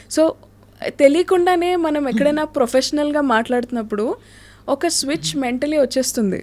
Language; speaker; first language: Telugu; native; Telugu